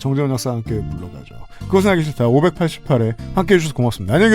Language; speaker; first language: Korean; native; Korean